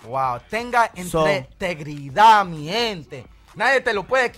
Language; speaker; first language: Spanish; early bilingual, heritage; Spanish